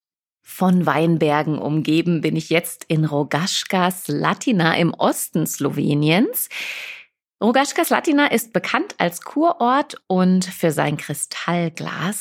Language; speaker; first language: German; native; German